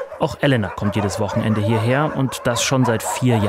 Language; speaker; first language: German; native; German